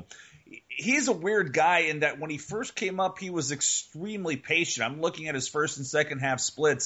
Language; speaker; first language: English; native; English